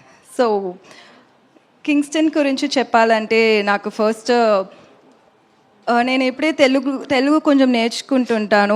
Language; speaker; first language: Telugu; non-native, learner; Tamil